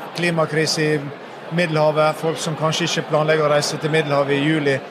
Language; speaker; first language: Norwegian; native; Norwegian